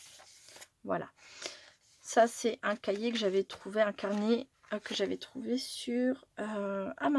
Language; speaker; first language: French; native; French